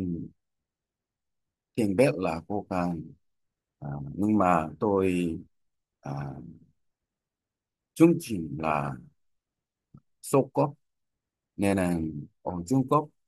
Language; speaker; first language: Vietnamese; non-native, learner; Korean